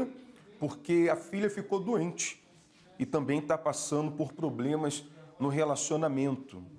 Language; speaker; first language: Portuguese; native; Portuguese